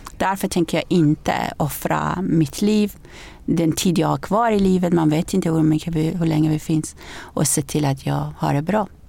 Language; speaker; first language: Swedish; non-native, fluent; Persian